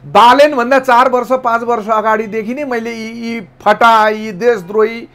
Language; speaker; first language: Nepali; native; Nepali